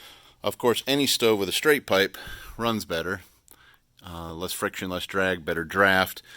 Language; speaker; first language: English; native; English